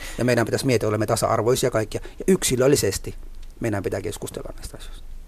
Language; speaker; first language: Finnish; non-native, fluent; Somali